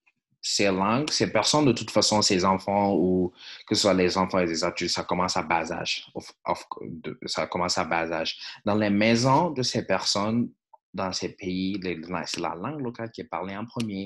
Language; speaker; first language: French; non-native, fluent; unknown